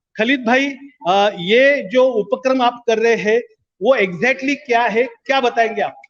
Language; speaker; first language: Hindi; non-native, local second language; Marathi